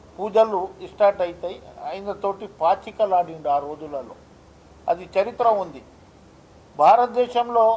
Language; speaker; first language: Telugu; non-native, local second language; Lambadi